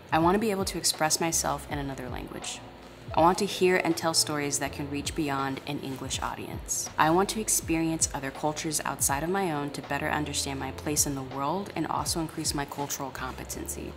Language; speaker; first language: English; native; English